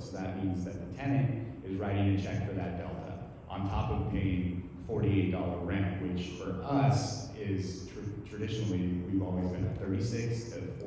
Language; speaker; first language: English; native; English